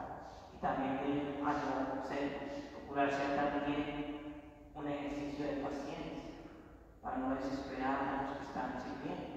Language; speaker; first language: Spanish; native; Spanish